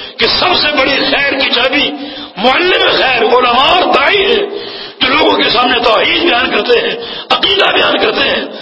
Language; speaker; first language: Urdu; native; Urdu